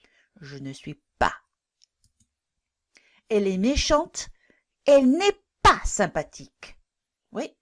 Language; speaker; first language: French; non-native, fluent; English